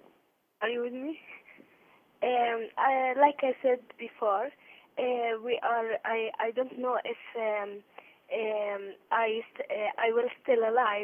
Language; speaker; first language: English; non-native, learner; Arabic